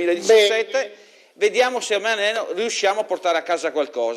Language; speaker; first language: Italian; native; Italian